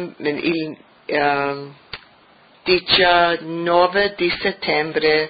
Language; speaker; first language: Italian; early bilingual, heritage; English